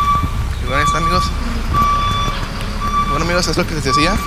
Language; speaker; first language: Spanish; native; Spanish